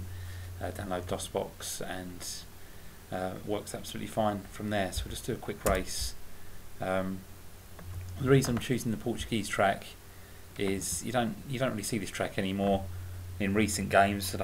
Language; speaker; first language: English; native; English